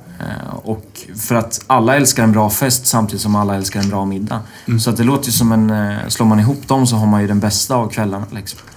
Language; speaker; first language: Swedish; native; Swedish